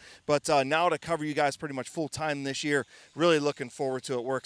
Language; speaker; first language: English; native; English